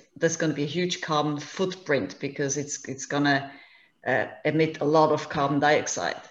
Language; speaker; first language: English; non-native, fluent; German